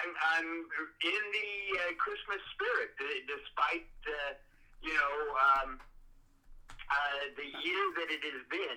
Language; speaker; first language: English; native; English